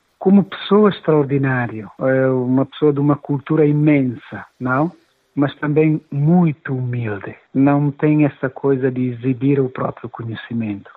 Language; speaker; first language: Portuguese; non-native, local second language; Upper Guinea Crioulo